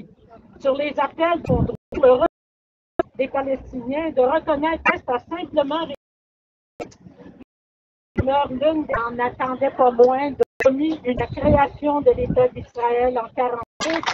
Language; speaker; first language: French; native; French